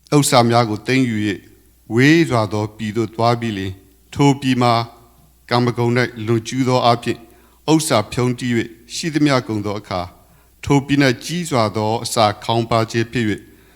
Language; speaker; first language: Burmese; non-native, local second language; Karen languages